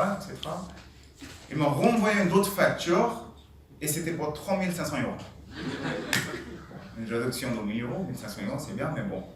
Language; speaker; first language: French; non-native, learner; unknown